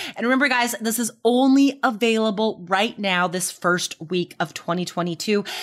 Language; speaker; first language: English; native; English